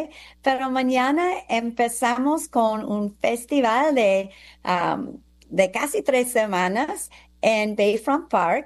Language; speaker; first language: Spanish; non-native, fluent; English